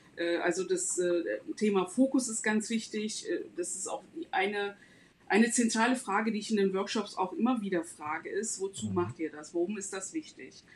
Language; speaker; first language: German; non-native, fluent; Turkish